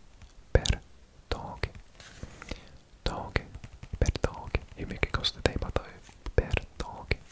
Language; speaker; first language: Swedish; non-native, learner; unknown